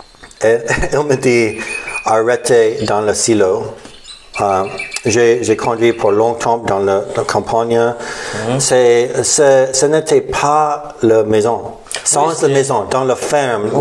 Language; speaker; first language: French; non-native, learner; English